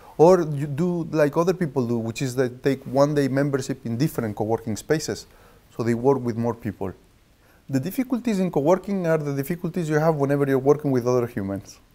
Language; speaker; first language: English; non-native, fluent; Spanish